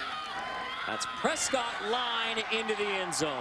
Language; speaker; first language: English; native; English